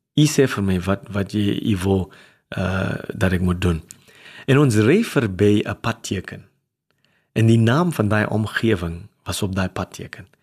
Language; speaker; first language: Afrikaans; non-native, local second language; English